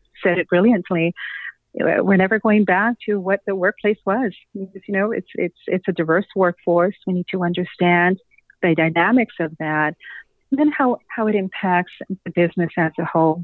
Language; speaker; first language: English; non-native, fluent; Spanish